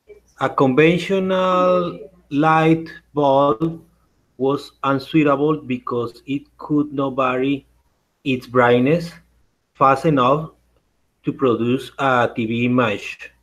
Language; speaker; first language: English; non-native, learner; Spanish